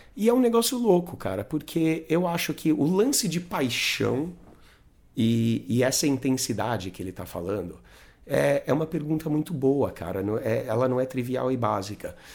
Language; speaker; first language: Portuguese; non-native, fluent; English